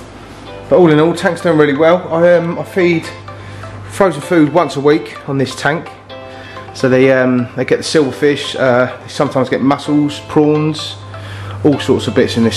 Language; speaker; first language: English; native; English